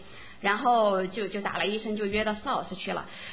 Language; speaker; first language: Chinese; native; Chinese